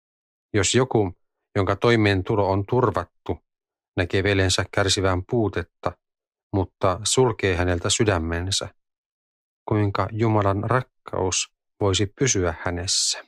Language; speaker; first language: Finnish; native; Finnish